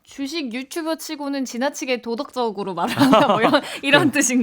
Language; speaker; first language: Korean; native; Korean